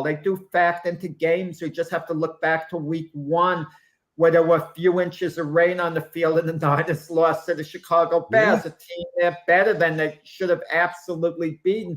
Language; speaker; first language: English; native; English